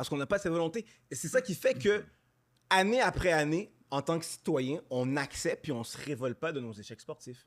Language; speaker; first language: French; native; French